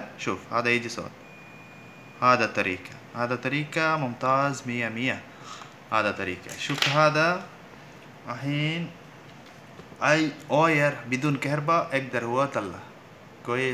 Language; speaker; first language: Arabic; non-native, learner; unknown